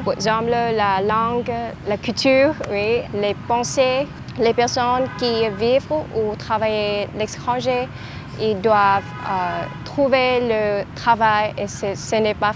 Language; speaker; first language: French; non-native, learner; Vietnamese